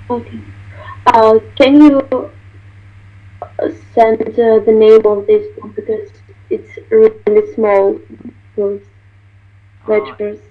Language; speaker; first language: English; non-native, learner; Russian